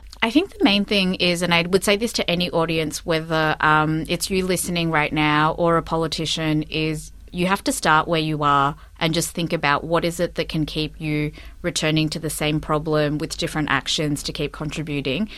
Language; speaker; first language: English; early bilingual, other home language; Vietnamese